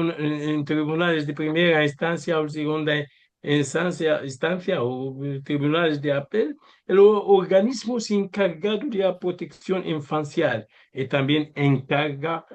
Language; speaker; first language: Spanish; non-native, learner; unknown